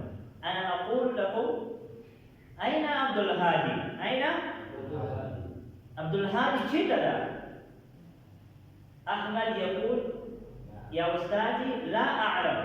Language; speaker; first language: Arabic; non-native, fluent; Pashto